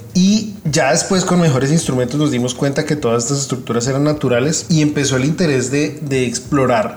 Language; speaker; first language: Spanish; native; Spanish